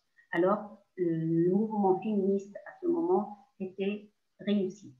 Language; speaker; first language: French; non-native, local second language; Arabic